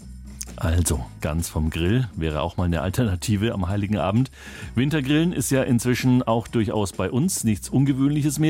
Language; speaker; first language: German; native; German